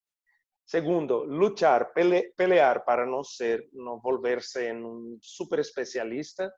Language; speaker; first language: Spanish; non-native, fluent; Portuguese